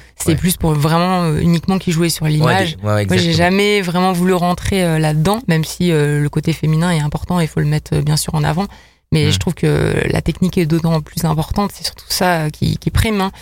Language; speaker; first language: French; native; French